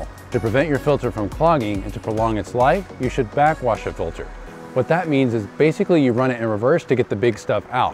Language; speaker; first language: English; native; English